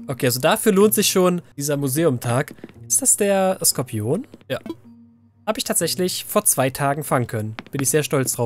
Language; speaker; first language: German; native; German